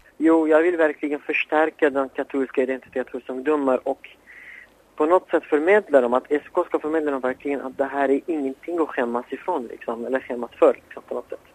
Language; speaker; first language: Swedish; non-native, fluent; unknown